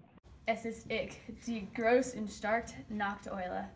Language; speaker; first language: German; non-native, learner; English